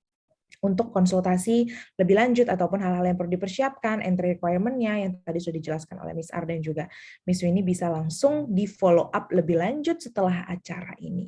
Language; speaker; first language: Indonesian; native; Indonesian